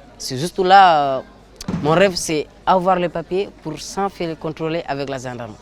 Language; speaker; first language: French; non-native, learner; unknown